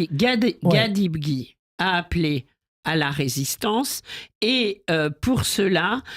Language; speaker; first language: French; native; French